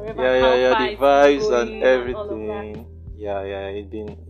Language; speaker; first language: English; non-native, local second language; Igbo